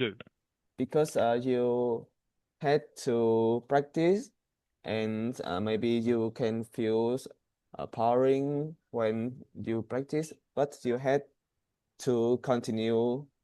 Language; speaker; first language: English; non-native, learner; Vietnamese